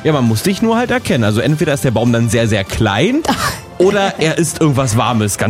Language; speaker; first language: German; native; German